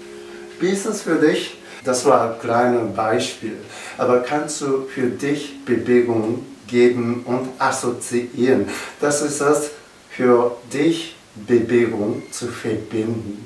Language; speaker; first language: German; non-native, learner; Japanese